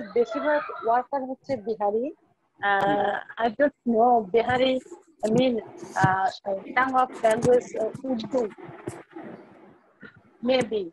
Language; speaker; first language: English; non-native, learner; Bangla